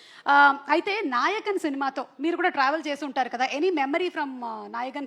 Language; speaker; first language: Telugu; native; Telugu